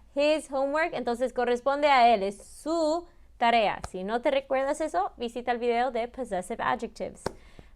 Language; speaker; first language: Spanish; early bilingual, heritage; Spanish